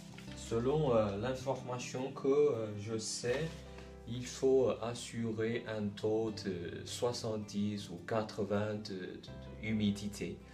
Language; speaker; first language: French; non-native, learner; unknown